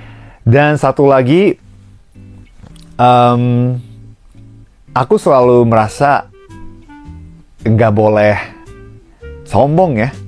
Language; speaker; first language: Indonesian; non-native, fluent; Japanese